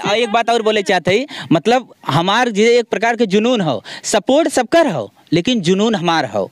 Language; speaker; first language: Bhojpuri; non-native, local second language; Awadhi